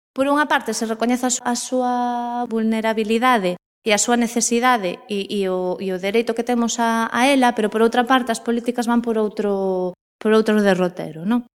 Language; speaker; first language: Galician; non-native, local second language; Spanish